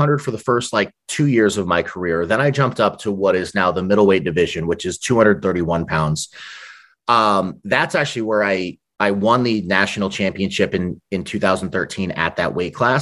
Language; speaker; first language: English; native; English